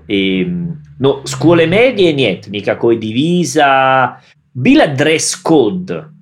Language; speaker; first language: Russian; non-native, learner; Italian